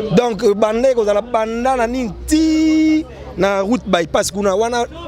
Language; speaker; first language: Lingala; native; Lingala